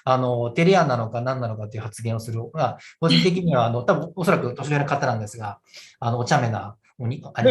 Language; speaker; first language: Japanese; native; Japanese